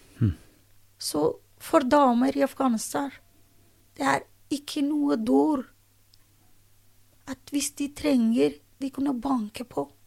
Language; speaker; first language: Norwegian; non-native, learner; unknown